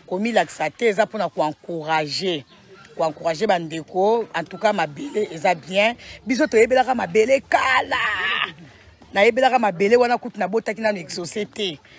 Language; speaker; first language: Lingala; non-native, local second language; Kongo